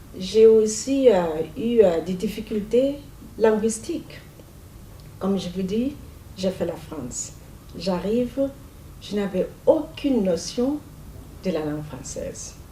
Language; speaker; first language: French; non-native, fluent; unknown